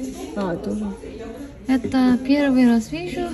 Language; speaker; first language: Russian; non-native, learner; Korean